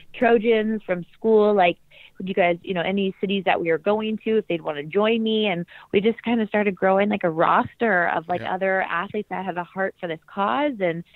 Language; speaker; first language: English; native; English